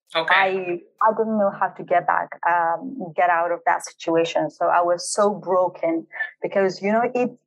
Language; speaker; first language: English; non-native, fluent; Kurdish